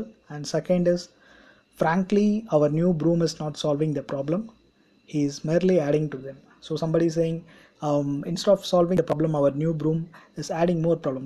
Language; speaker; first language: English; non-native, local second language; Tamil